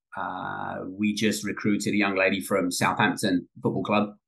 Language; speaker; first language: English; native; English